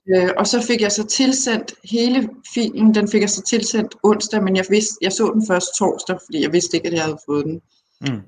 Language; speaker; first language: Danish; early bilingual, other home language; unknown